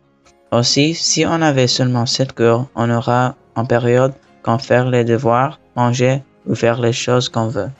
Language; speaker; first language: French; non-native, learner; English